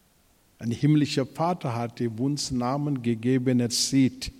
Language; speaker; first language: German; non-native, fluent; Telugu